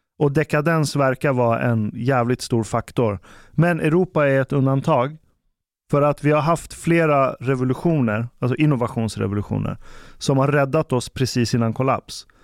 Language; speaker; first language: Swedish; early bilingual, other home language; Persian